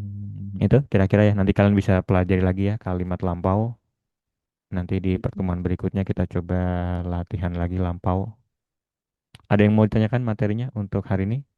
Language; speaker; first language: Indonesian; native; Indonesian